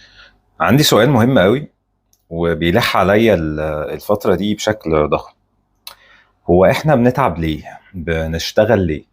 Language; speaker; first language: Arabic; native; Arabic